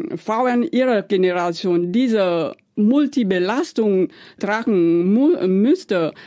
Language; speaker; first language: German; non-native, fluent; Vietnamese